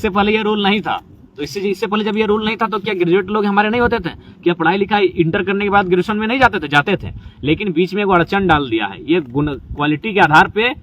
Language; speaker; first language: Hindi; non-native, local second language; Magahi